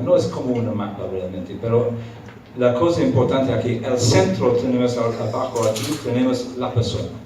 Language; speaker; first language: Spanish; non-native, fluent; English